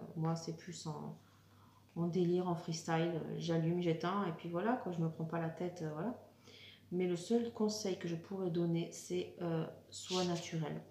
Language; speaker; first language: French; native; French